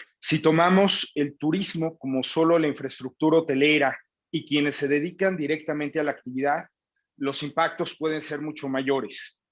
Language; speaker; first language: Spanish; native; Spanish